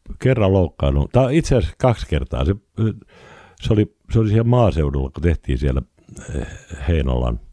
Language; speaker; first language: Finnish; native; Finnish